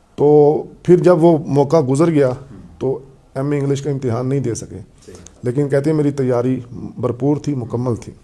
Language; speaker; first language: Urdu; non-native, local second language; Punjabi